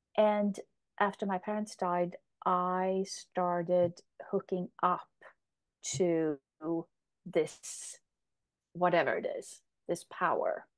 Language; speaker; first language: English; non-native, fluent; Polish